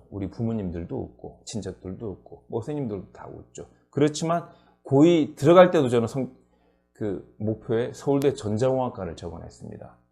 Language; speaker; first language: Korean; native; Korean